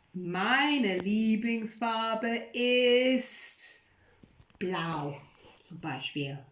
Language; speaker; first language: German; non-native, fluent; English